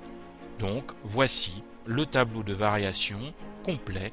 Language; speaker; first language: French; native; French